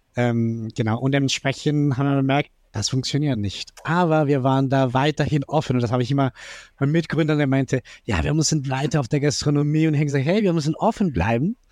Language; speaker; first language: German; non-native, fluent; Spanish